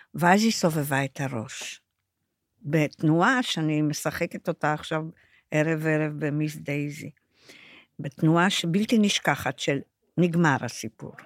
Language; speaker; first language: Hebrew; non-native, fluent; Romanian